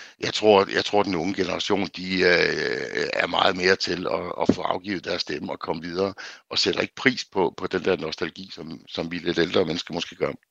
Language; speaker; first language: Danish; native; Danish